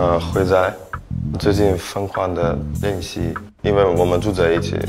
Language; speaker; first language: Chinese; non-native, fluent; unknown